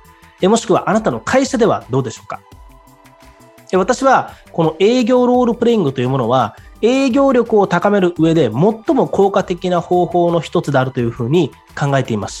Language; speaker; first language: Japanese; native; Japanese